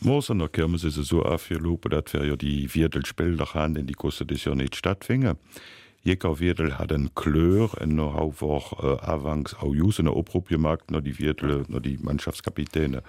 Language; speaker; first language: German; native; German